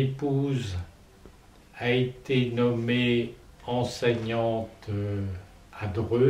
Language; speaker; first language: French; native; French